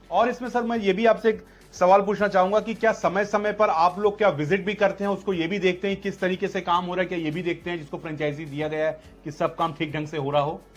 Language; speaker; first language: Hindi; native; Hindi